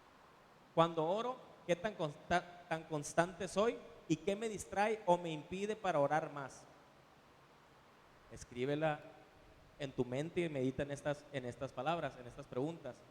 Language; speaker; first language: Spanish; native; Spanish